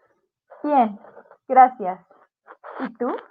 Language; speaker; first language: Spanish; non-native, fluent; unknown